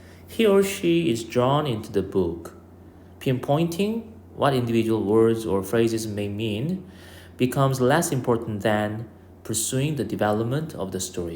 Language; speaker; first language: English; non-native, fluent; Korean